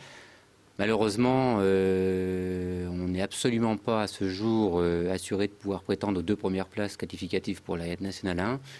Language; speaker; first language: French; native; French